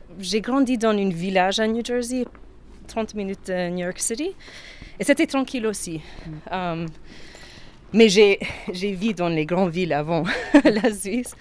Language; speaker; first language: French; non-native, learner; English